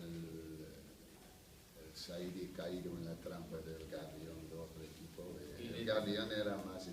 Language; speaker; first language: Spanish; non-native, fluent; English